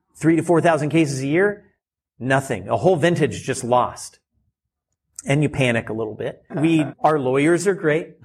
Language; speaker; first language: English; native; English